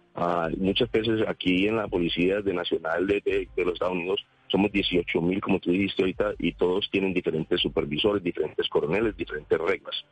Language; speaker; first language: Spanish; native; Spanish